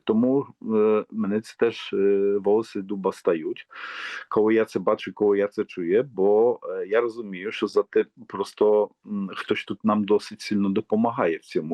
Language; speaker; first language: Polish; non-native, learner; Ukrainian